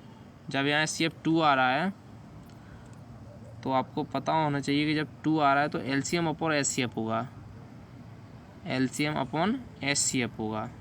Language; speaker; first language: Hindi; native; Hindi